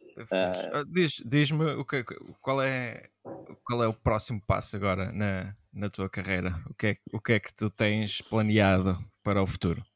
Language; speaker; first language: Portuguese; native; Portuguese